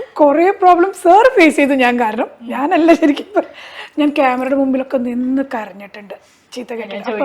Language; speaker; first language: Malayalam; early bilingual, heritage; Malayalam